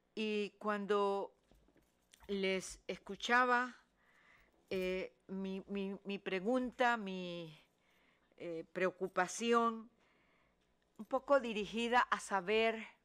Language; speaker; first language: Spanish; native; Spanish